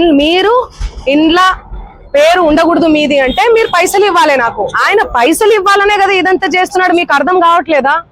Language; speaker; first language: Telugu; non-native, local second language; Lambadi